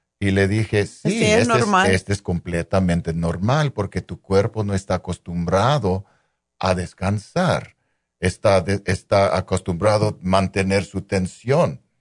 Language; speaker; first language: Spanish; non-native, local second language; English